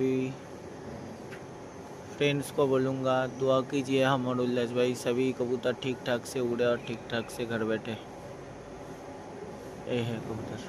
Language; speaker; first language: Hindi; non-native, local second language; Bangla